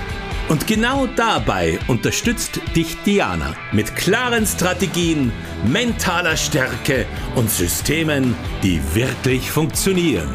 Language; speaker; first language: German; native; German